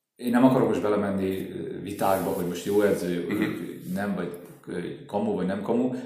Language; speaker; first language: Hungarian; native; Hungarian